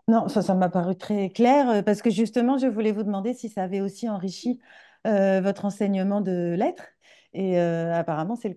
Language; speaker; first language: French; native; French